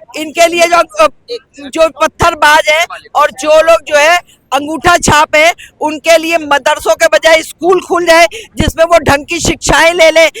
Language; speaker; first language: Hindi; native; Hindi